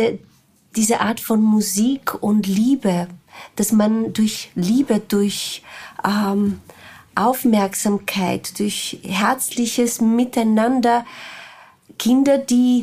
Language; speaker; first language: German; non-native, fluent; Portuguese